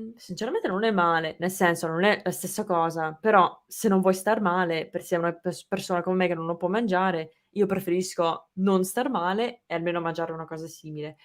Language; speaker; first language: Italian; non-native, fluent; English